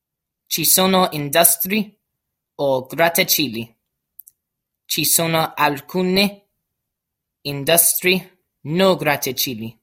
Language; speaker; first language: Italian; non-native, learner; English